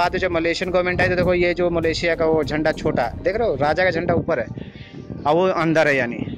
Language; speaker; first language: Hindi; native; Hindi